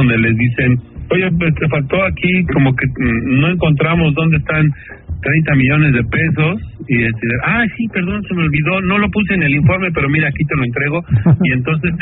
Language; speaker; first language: Spanish; native; Spanish